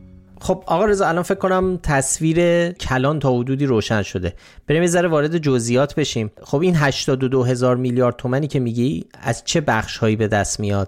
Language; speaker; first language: Persian; native; Persian